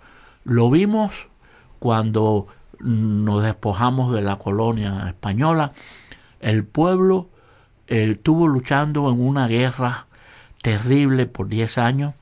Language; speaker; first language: Spanish; native; Spanish